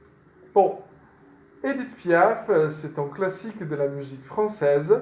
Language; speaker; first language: French; non-native, fluent; Portuguese